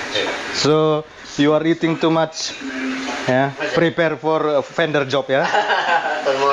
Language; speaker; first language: English; non-native, learner; Indonesian